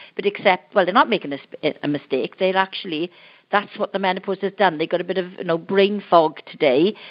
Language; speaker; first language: English; native; English